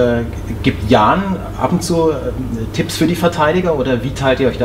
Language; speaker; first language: German; native; German